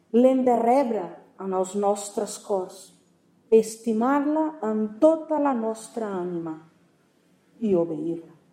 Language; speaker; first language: Catalan; non-native, fluent; Portuguese